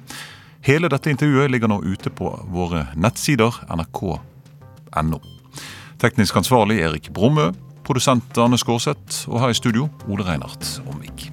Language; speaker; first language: Norwegian; native; Norwegian